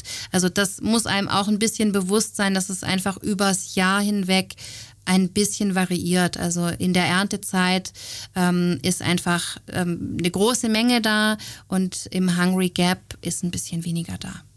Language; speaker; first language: German; native; German